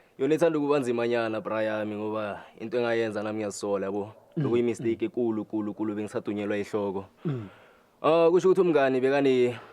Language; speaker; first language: Zulu; non-native, local second language; South Ndebele